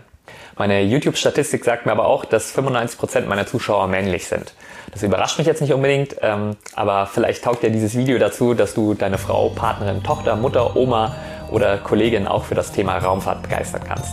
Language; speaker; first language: German; native; German